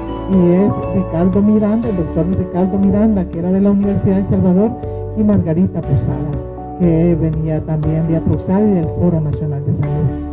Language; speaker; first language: Spanish; non-native, fluent; English